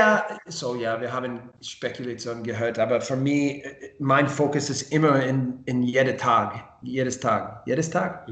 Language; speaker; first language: German; non-native, learner; English